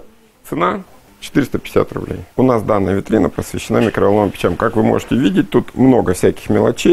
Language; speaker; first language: Russian; native; Russian